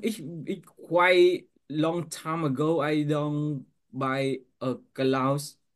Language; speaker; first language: English; non-native, learner; Vietnamese